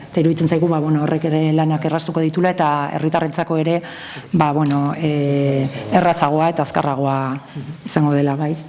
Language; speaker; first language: Basque; native; Basque